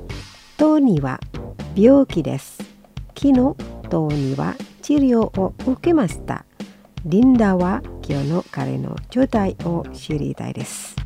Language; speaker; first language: Japanese; non-native, fluent; Indonesian